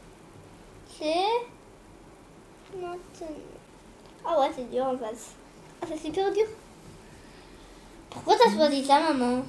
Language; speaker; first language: French; early bilingual, heritage; French